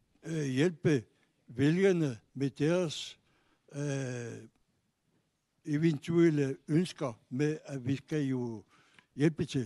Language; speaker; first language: Danish; non-native, local second language; Kalaallisut